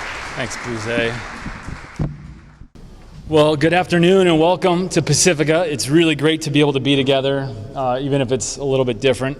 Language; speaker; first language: English; native; English